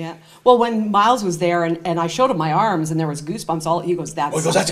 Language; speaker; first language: English; native; English